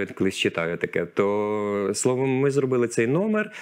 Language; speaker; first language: Ukrainian; native; Ukrainian